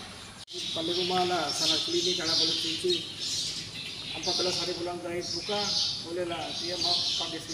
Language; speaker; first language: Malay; non-native, learner; Bangla